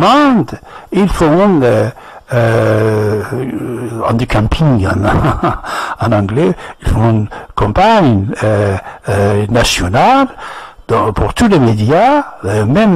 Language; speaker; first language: French; non-native, fluent; Persian